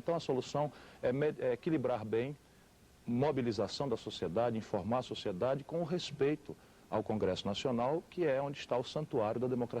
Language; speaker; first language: Portuguese; native; Portuguese